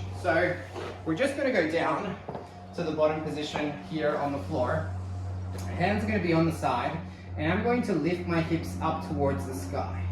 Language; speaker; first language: English; native; English